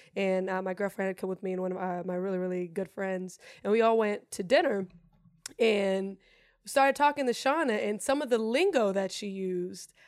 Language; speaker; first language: English; non-native, fluent; German